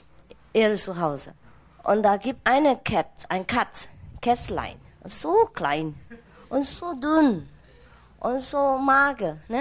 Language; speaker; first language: German; non-native, fluent; Vietnamese